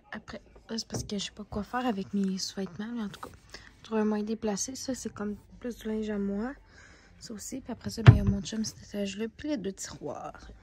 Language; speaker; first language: French; native; French